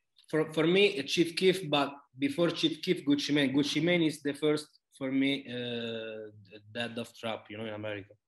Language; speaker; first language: English; non-native, learner; Italian